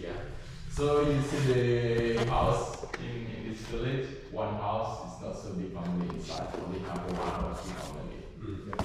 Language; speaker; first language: English; non-native, learner; Balinese